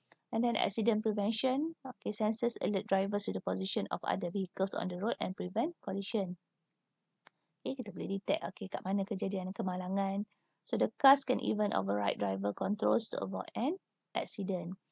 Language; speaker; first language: English; non-native, local second language; Malay